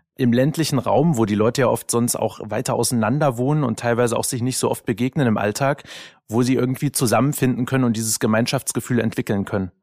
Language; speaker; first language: German; native; German